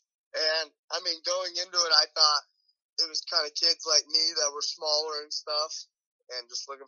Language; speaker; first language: English; native; English